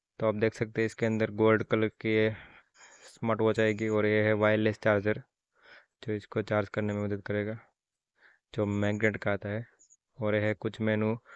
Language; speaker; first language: Hindi; non-native, local second language; Gujarati